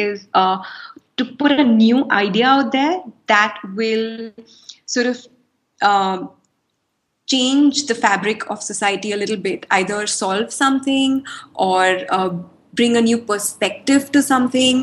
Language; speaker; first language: English; non-native, local second language; Hindi